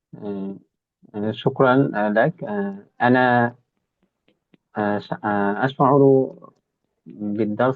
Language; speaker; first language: Arabic; non-native, learner; Bangla